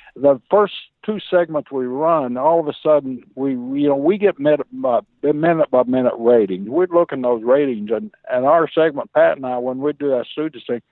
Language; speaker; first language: English; native; English